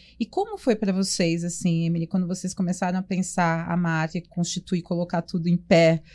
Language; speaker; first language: Portuguese; native; Portuguese